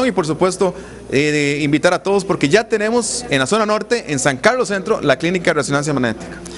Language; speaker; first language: Spanish; native; Spanish